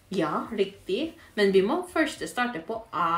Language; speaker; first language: Norwegian; non-native, learner; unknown